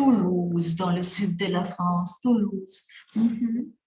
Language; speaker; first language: French; non-native, fluent; Spanish